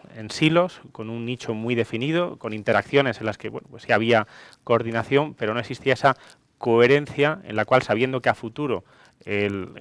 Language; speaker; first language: Spanish; non-native, fluent; Greek